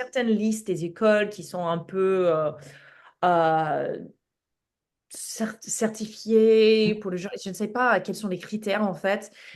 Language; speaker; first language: French; non-native, fluent; English